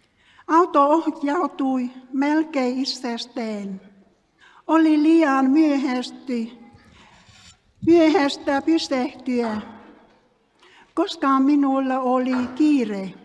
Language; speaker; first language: Finnish; non-native, learner; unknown